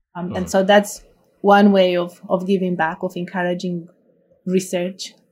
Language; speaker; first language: English; non-native, fluent; Romanian